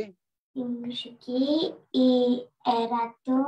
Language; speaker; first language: Greek; non-native, learner; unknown